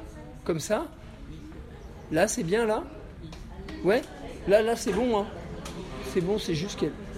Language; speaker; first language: French; native; French